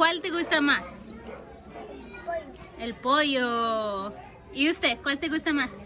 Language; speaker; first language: Spanish; non-native, fluent; English